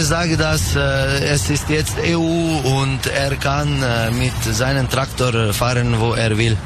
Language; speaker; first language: German; non-native, learner; Slovenian